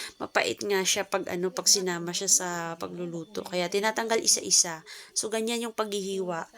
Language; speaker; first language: Filipino; non-native, local second language; Cebuano